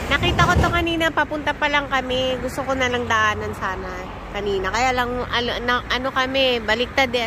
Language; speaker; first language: Filipino; native; Filipino